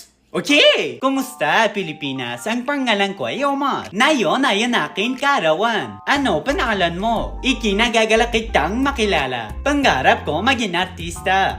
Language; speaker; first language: Filipino; non-native, learner; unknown